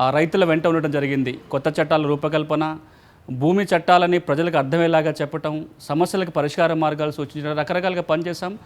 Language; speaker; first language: Telugu; native; Telugu